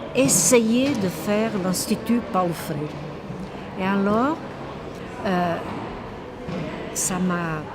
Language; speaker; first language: French; non-native, fluent; Portuguese